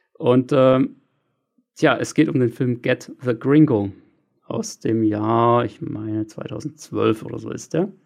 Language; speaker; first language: German; native; German